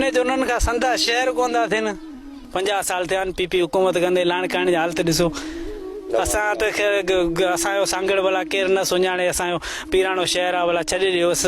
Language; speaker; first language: Sindhi; non-native, local second language; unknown